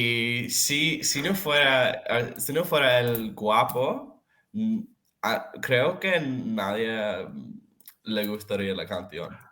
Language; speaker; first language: Spanish; non-native, fluent; Serbian